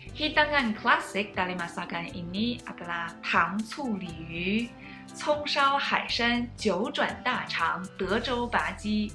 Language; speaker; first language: Indonesian; non-native, fluent; Chinese